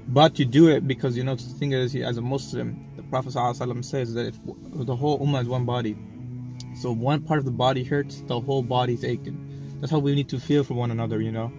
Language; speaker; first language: English; native; English